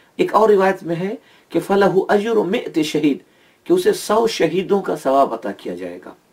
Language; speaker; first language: Urdu; native; Urdu